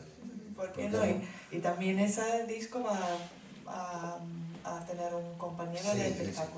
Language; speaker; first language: Spanish; non-native, fluent; Finnish